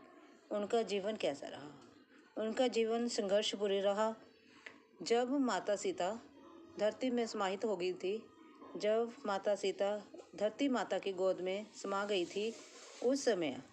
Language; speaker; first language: Hindi; native; Hindi